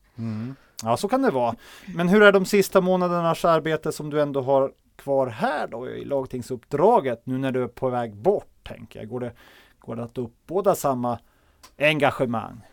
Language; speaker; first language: Swedish; native; Swedish